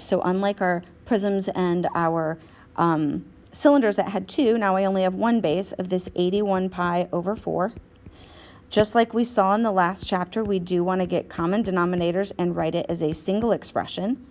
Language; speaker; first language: English; native; English